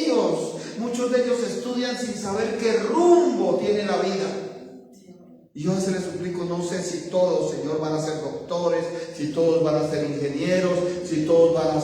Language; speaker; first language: Spanish; native; Spanish